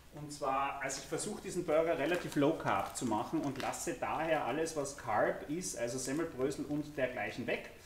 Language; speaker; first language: German; native; German